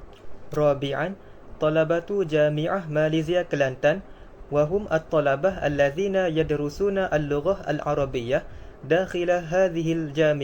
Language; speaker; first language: Arabic; non-native, learner; Malay